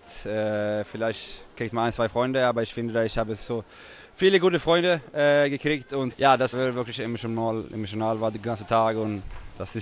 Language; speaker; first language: German; non-native, fluent; Swedish